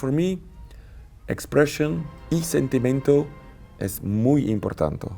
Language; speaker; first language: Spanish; non-native, learner; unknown